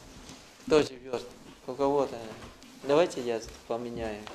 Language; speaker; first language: Russian; non-native, learner; Thai